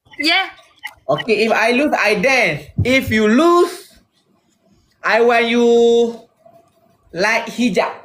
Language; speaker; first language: English; non-native, learner; Malay